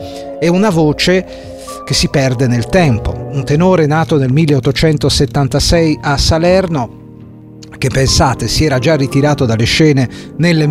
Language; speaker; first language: Italian; native; Italian